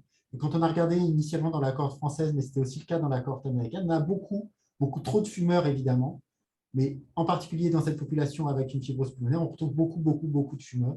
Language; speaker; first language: French; native; French